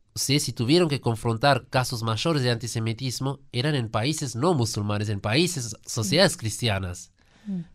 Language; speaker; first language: Spanish; non-native, fluent; German